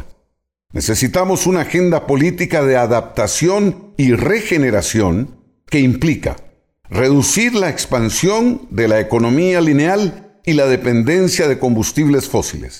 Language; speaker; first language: Spanish; native; Spanish